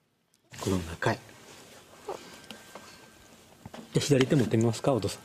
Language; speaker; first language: Japanese; native; Japanese